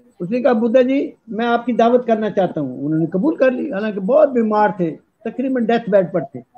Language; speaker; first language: Urdu; non-native, local second language; Punjabi